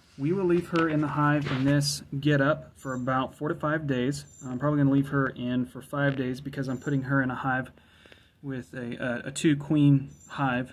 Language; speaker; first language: English; native; English